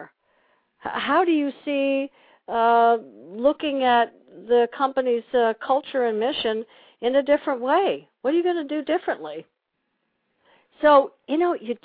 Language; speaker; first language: English; native; English